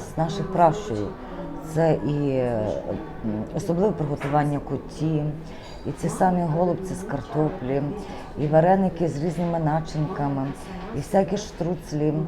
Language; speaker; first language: Ukrainian; native; Ukrainian